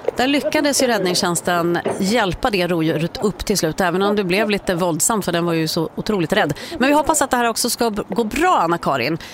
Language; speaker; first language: Swedish; native; Swedish